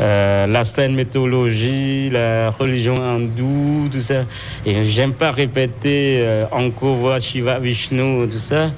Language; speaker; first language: French; non-native, fluent; Khmer